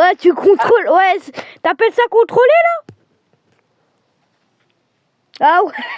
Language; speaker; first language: French; native; French